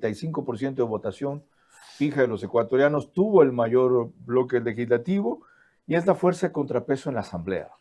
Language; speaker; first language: Spanish; native; Spanish